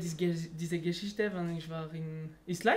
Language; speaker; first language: German; non-native, learner; French